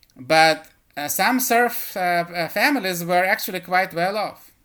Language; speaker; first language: English; early bilingual, other home language; Russian